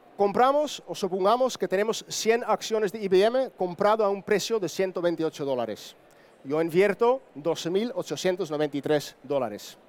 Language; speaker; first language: Spanish; non-native, fluent; Dutch